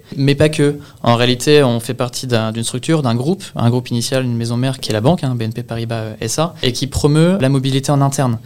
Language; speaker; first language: French; native; French